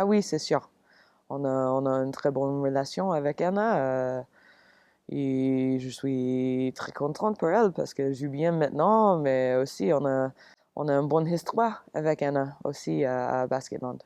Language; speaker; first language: French; non-native, learner; English